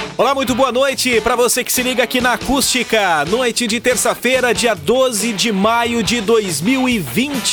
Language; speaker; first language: Portuguese; native; Portuguese